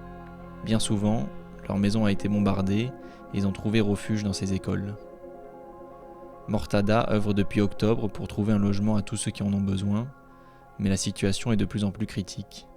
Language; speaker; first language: French; native; French